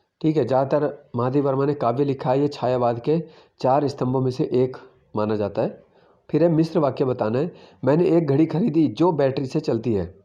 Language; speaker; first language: Hindi; native; Hindi